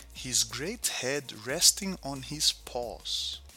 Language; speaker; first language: Portuguese; non-native, fluent; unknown